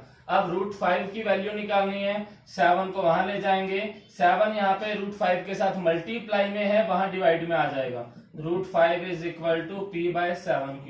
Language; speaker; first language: Hindi; native; Hindi